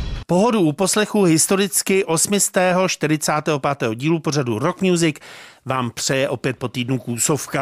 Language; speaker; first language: Czech; native; Czech